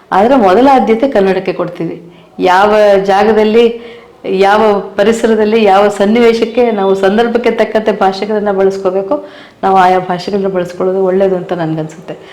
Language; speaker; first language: Kannada; native; Kannada